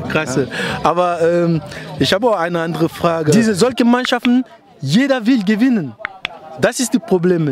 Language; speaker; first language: German; non-native, learner; French